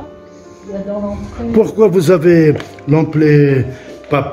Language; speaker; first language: French; non-native, local second language; Arabic